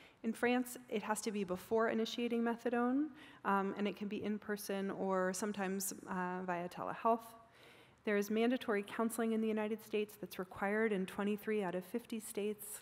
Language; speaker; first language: English; native; English